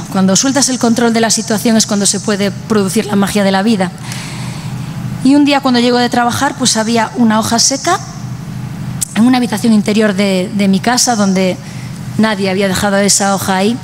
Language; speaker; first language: Spanish; native; Spanish